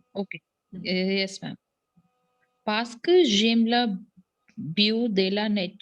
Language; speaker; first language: French; non-native, learner; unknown